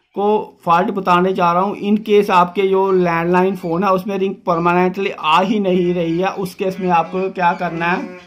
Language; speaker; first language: Hindi; non-native, local second language; Dogri